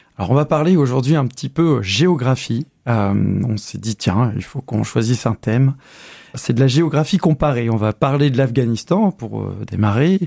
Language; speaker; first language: French; native; French